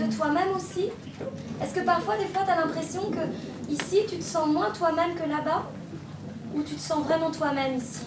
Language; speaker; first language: French; native; French